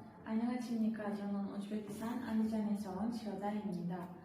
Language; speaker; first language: Korean; non-native, learner; Uzbek